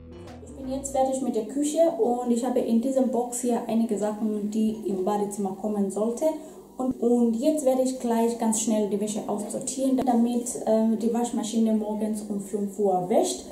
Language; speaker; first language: German; non-native, fluent; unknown